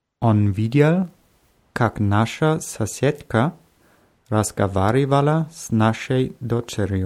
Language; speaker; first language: Russian; non-native, learner; German